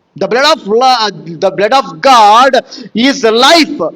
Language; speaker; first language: English; non-native, local second language; Telugu